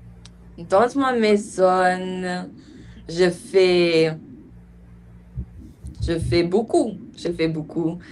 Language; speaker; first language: French; non-native, learner; English